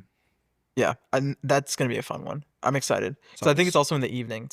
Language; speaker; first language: English; native; English